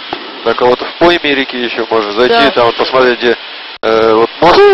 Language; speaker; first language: Russian; native; Russian